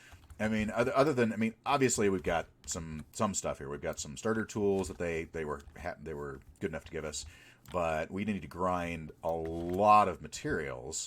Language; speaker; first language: English; native; English